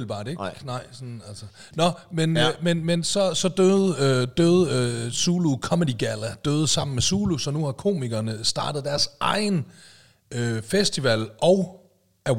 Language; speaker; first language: Danish; native; Danish